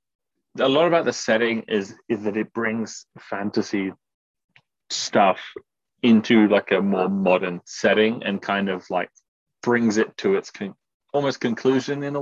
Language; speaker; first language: English; native; English